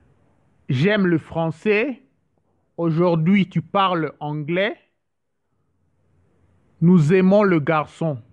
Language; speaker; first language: French; non-native, fluent; English